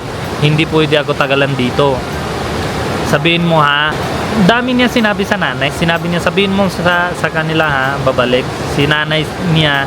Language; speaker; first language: Filipino; non-native, learner; Punjabi